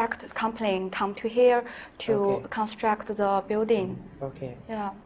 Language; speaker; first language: English; non-native, learner; Chinese